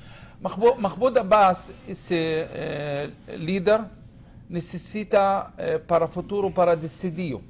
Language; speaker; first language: Spanish; non-native, learner; Hebrew